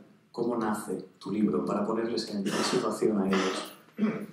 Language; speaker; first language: Spanish; native; Spanish